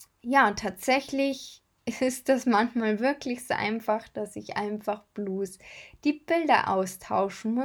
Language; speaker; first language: German; native; German